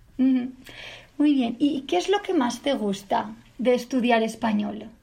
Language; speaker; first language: Spanish; native; Spanish